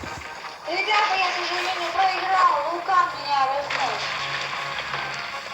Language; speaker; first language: Russian; native; Russian